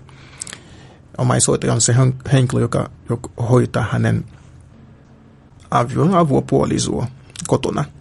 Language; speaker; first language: Finnish; non-native, fluent; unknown